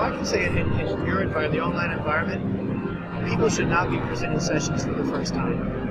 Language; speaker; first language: English; native; English